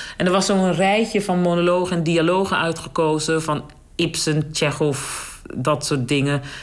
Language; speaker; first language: Dutch; native; Dutch